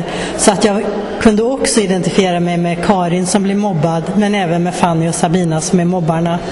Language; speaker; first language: Swedish; native; Swedish